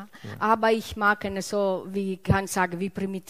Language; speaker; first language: German; non-native, learner; Italian